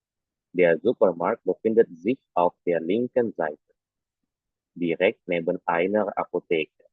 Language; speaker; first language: German; non-native, fluent; Indonesian